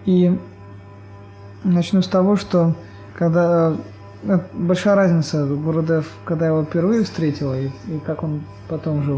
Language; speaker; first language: Russian; native; Russian